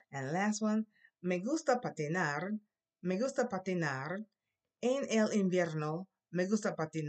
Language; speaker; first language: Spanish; non-native, learner; English